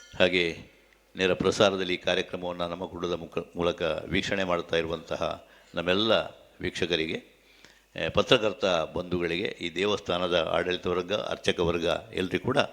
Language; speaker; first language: Kannada; native; Kannada